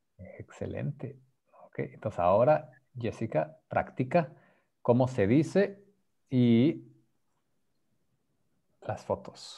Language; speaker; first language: Spanish; non-native, fluent; English